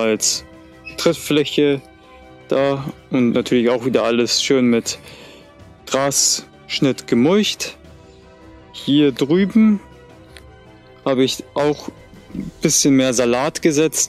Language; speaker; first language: German; native; German